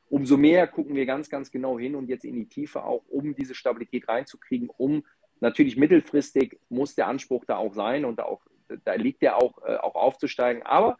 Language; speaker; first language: German; native; German